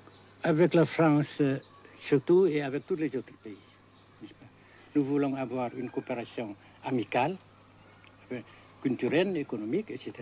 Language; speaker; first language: French; non-native, local second language; Vietnamese